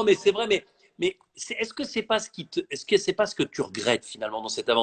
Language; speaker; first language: French; native; French